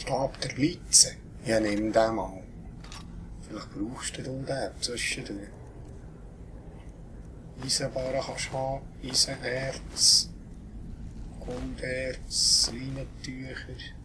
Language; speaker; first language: German; native; German